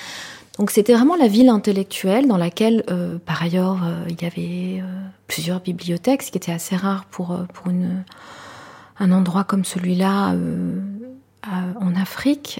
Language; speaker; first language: French; non-native, local second language; Kinyarwanda